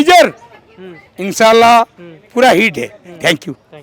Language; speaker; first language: Hindi; non-native, local second language; Odia